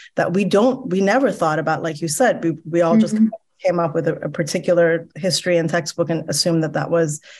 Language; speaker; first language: English; early bilingual, other home language; Persian